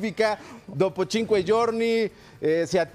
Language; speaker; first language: Italian; non-native, learner; Spanish